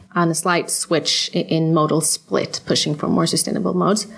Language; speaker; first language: English; non-native, fluent; Swedish